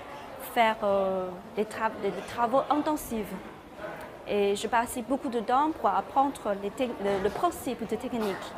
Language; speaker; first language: French; non-native, learner; Chinese